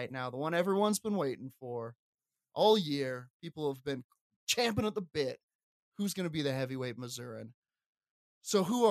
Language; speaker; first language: English; native; English